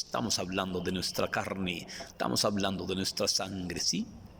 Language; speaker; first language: Spanish; native; Spanish